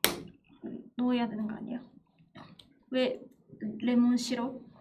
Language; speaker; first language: Korean; non-native, fluent; Japanese